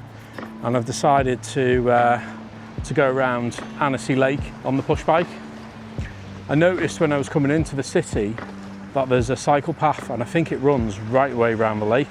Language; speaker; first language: English; native; English